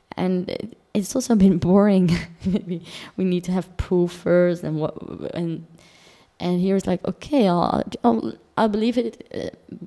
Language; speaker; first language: English; non-native, fluent; Dutch